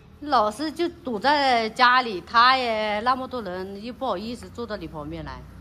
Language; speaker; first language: Chinese; native; Chinese